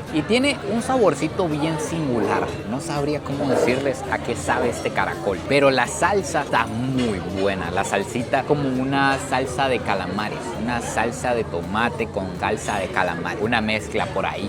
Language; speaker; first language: Spanish; native; Spanish